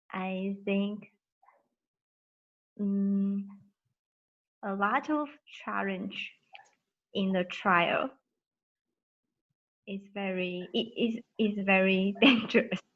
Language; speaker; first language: English; non-native, learner; Chinese